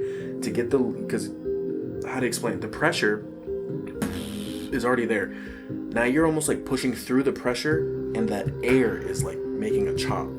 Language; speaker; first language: English; native; English